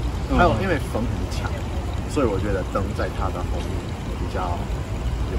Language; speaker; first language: Chinese; non-native, fluent; English